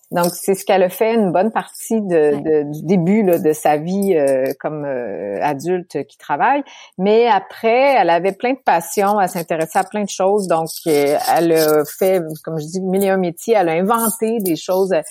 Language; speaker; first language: French; native; French